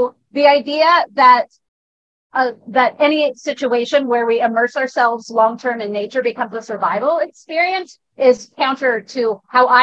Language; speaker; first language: English; native; English